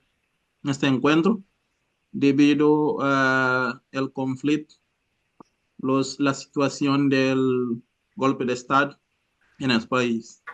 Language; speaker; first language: Spanish; non-native, fluent; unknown